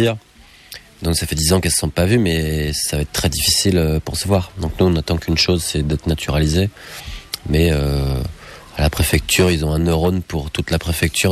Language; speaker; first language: French; native; French